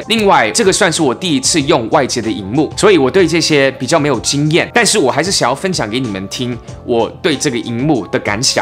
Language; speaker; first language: Chinese; early bilingual, heritage; English